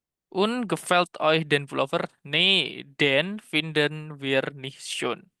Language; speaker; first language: German; non-native, learner; Indonesian